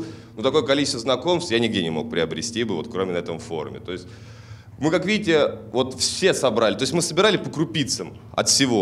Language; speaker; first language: Russian; native; Russian